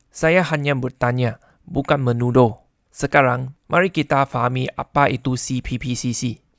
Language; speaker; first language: Malay; non-native, local second language; Chinese